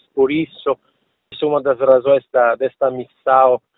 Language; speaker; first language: Portuguese; non-native, fluent; Italian